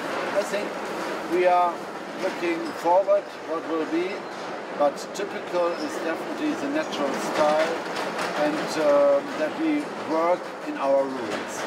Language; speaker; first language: English; non-native, fluent; German